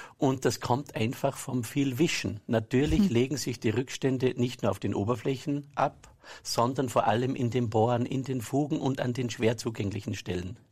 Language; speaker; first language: German; native; German